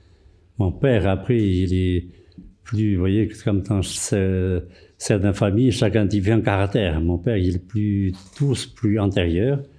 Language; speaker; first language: French; non-native, fluent; Chinese